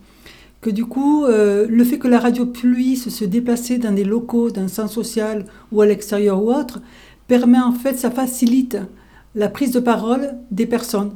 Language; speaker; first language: French; native; French